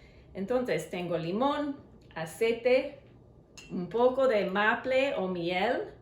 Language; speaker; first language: Spanish; non-native, learner; English